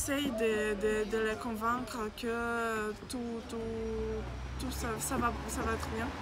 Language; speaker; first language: French; non-native, learner; Ukrainian